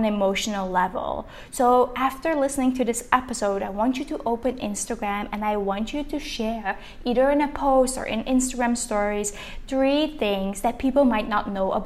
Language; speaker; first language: English; non-native, fluent; Dutch